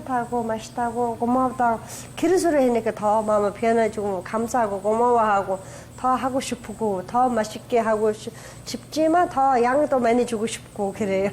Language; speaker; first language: Korean; non-native, learner; Mongolian